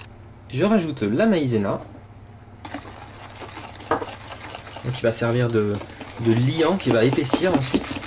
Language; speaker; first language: French; native; French